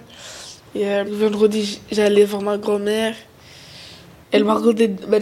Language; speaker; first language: French; early bilingual, other home language; Arabic